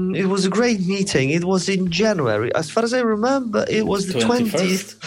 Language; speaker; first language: English; non-native, fluent; Polish